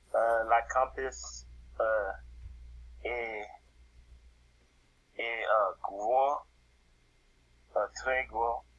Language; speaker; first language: French; non-native, learner; English